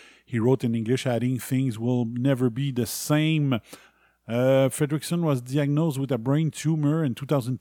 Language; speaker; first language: English; non-native, fluent; French